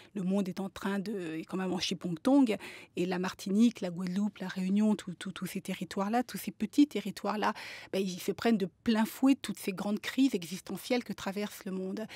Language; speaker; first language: French; native; French